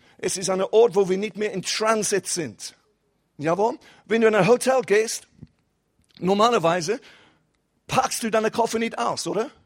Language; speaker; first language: German; non-native, fluent; English